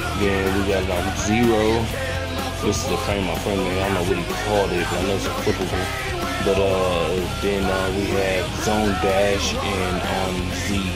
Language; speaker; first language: English; native; English